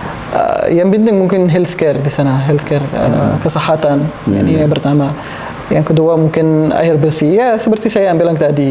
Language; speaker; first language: Indonesian; non-native, learner; Arabic